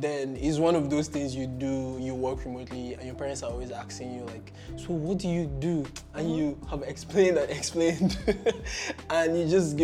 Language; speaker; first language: English; non-native, local second language; Igbo